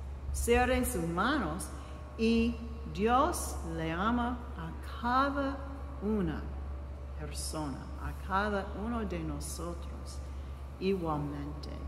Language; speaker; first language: Spanish; non-native, fluent; English